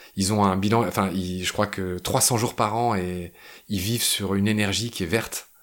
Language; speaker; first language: French; native; French